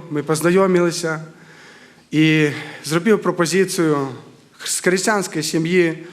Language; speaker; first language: Ukrainian; non-native, fluent; Lithuanian